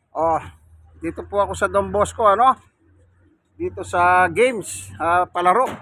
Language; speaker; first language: Filipino; native; Filipino